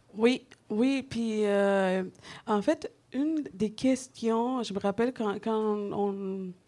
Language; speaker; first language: French; non-native, fluent; Spanish